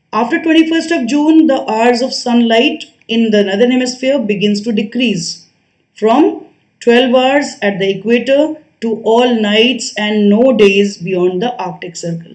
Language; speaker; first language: English; non-native, local second language; Hindi